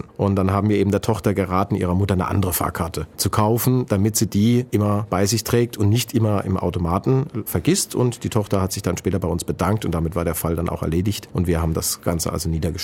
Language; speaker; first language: German; native; German